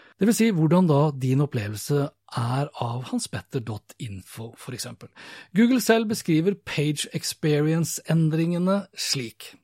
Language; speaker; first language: Norwegian; native; Norwegian